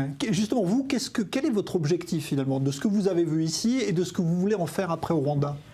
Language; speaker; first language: French; native; French